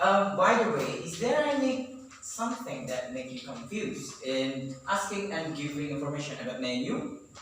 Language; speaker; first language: English; non-native, learner; Indonesian